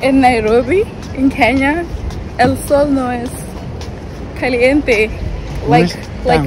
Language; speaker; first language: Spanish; non-native, learner; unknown